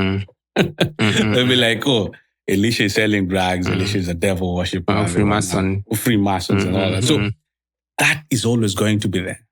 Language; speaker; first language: English; non-native, local second language; Swahili